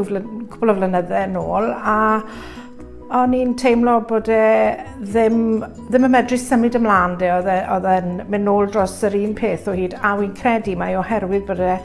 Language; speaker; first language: Welsh; native; Welsh